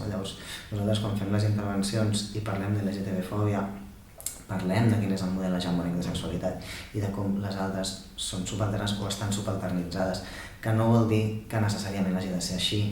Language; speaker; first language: Catalan; native; Catalan